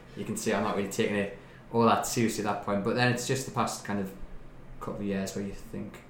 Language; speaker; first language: English; native; English